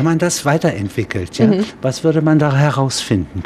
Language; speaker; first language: German; native; German